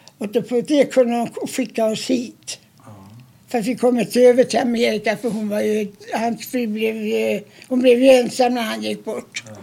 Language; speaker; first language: Swedish; early bilingual, other home language; German